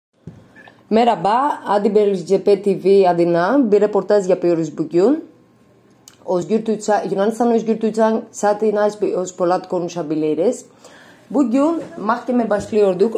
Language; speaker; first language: Turkish; non-native, learner; Greek